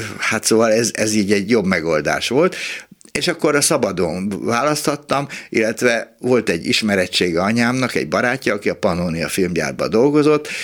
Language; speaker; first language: Hungarian; native; Hungarian